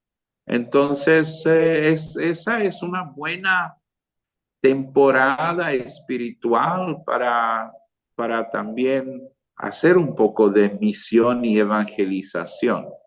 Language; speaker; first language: Spanish; non-native, fluent; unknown